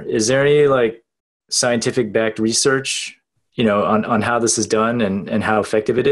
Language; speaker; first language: English; native; English